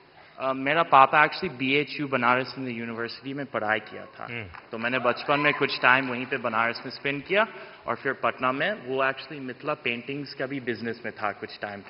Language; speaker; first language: Hindi; non-native, fluent; English